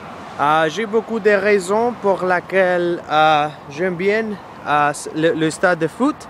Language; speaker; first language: French; non-native, learner; English